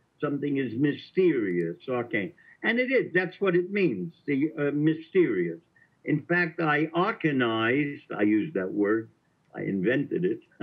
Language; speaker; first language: English; native; English